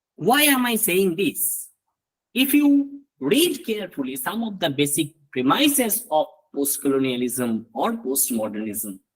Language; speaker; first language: English; non-native, local second language; Bangla